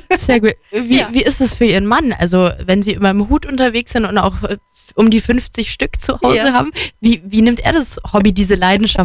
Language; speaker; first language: German; native; German